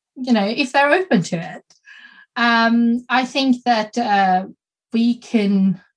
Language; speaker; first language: English; non-native, fluent; Swedish